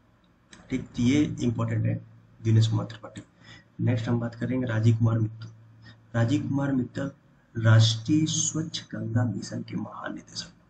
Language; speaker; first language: Hindi; native; Hindi